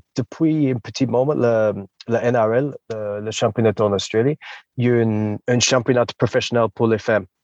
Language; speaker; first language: French; non-native, learner; English